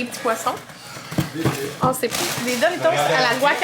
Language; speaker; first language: French; native; French